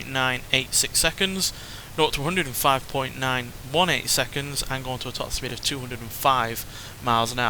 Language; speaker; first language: English; native; English